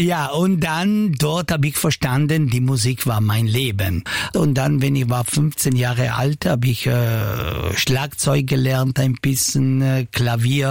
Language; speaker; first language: German; non-native, local second language; Italian